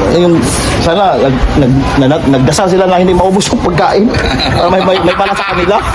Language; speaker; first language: Filipino; non-native, local second language; Cebuano